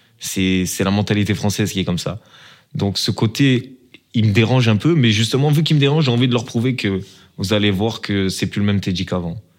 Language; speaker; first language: French; native; French